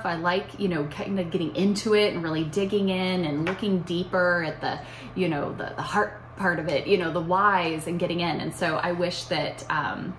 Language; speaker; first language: English; native; English